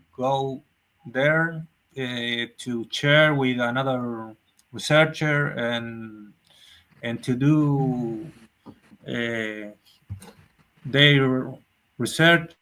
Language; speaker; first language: English; non-native, learner; Spanish